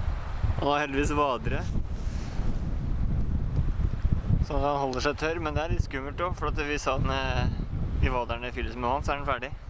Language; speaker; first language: Norwegian; native; Norwegian